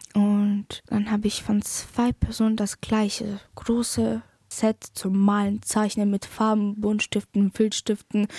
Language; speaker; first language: German; early bilingual, other home language; Polish